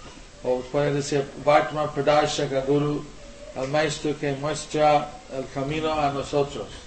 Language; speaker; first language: Spanish; non-native, learner; English